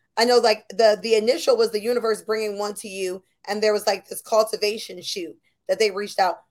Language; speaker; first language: English; native; English